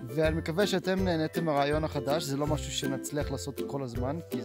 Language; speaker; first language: Hebrew; non-native, fluent; Japanese